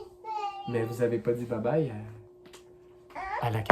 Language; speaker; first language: French; native; French